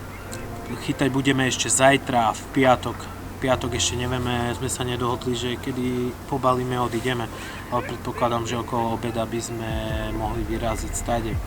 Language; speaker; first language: Slovak; native; Slovak